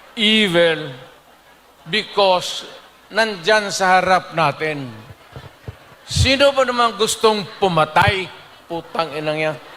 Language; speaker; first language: Filipino; non-native, local second language; Cebuano